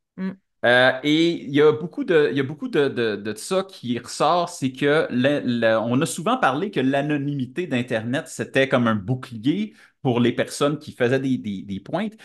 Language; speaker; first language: French; native; French